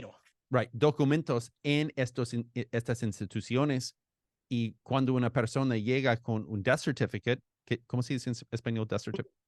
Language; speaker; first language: Spanish; non-native, fluent; English